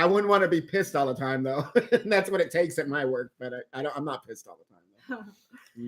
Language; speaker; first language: English; native; English